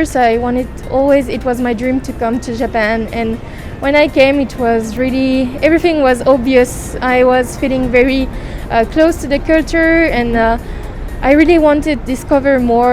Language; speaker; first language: English; non-native, fluent; French